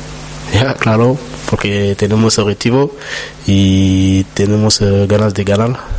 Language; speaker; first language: Spanish; non-native, learner; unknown